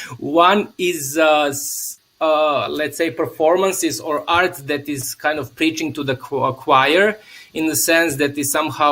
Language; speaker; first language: English; non-native, fluent; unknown